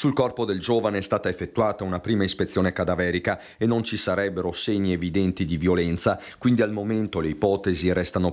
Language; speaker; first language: Italian; native; Italian